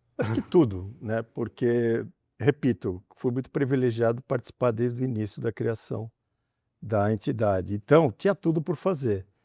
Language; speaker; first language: Portuguese; native; Portuguese